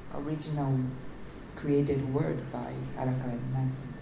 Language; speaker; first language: English; non-native, fluent; Japanese